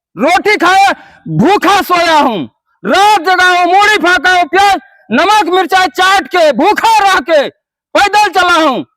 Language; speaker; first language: Hindi; non-native, local second language; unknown